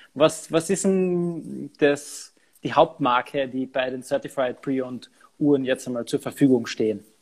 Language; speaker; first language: German; native; German